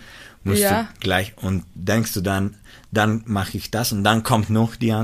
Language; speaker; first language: German; non-native, local second language; Italian